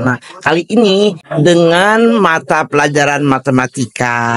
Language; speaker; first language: Indonesian; native; Indonesian